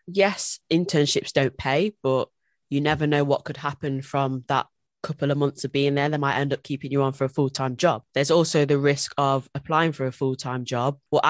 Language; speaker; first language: English; native; English